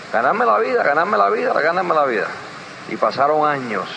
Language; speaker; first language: Spanish; early bilingual, heritage; Spanish